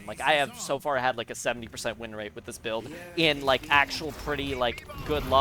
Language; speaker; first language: English; native; English